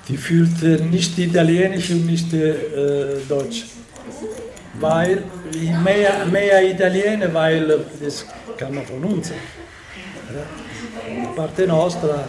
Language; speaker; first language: German; non-native, learner; Italian